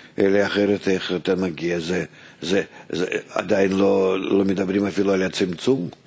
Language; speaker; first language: Hebrew; non-native, fluent; Russian